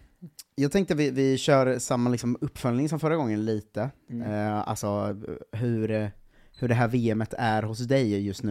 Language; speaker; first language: Swedish; native; Swedish